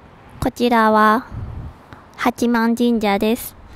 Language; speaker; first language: Japanese; non-native, fluent; Chinese